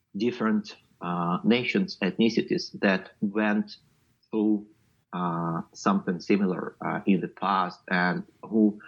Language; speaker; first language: English; non-native, fluent; Ukrainian